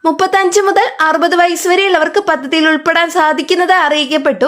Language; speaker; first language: Malayalam; native; Malayalam